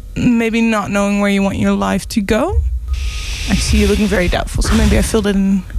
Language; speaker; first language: English; non-native, fluent; Dutch